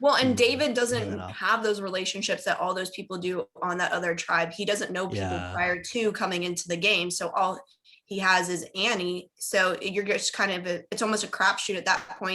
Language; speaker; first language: English; native; English